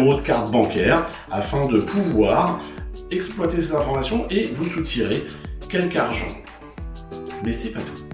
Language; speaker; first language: French; native; French